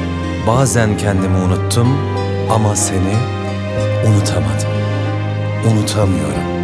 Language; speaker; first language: Turkish; native; Turkish